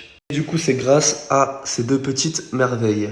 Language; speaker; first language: French; native; French